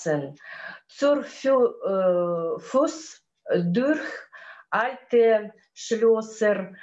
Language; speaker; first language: German; non-native, learner; Russian